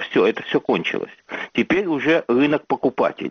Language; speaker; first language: Russian; native; Russian